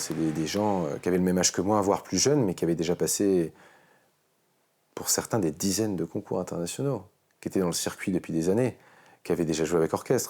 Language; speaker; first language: French; native; French